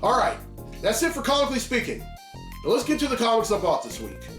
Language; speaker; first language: English; native; English